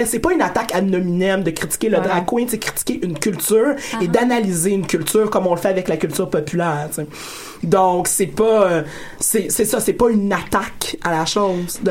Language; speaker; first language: French; native; French